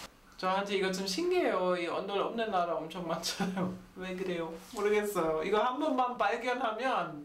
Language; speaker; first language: Korean; non-native, fluent; German